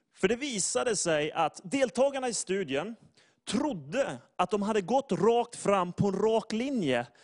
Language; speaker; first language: Swedish; native; Swedish